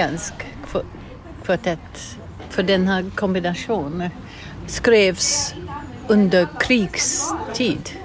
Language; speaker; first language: Swedish; non-native, fluent; English